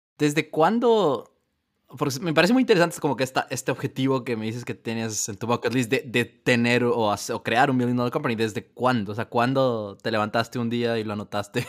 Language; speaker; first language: Spanish; native; Spanish